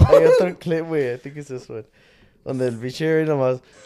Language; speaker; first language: English; early bilingual, other home language; Spanish